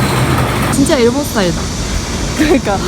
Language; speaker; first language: Korean; non-native, fluent; Japanese